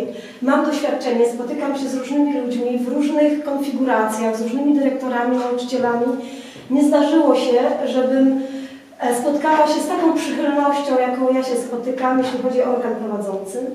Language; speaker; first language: Polish; native; Polish